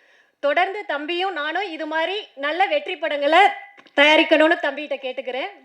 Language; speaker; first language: Tamil; native; Tamil